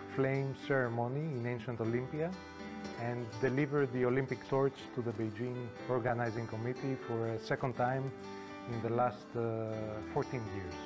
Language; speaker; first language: English; non-native, fluent; Greek